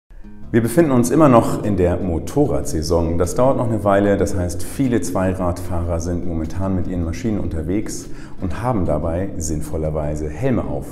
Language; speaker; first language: German; native; German